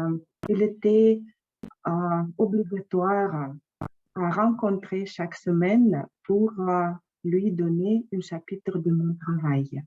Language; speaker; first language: French; non-native, fluent; Russian